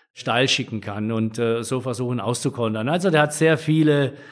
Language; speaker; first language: German; native; German